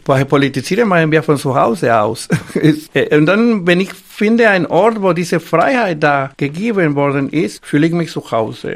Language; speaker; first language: German; non-native, fluent; Spanish